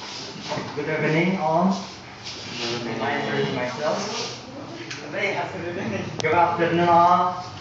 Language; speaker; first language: English; non-native, learner; Indonesian